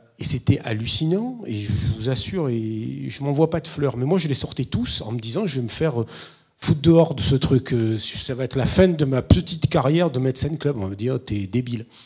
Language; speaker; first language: French; native; French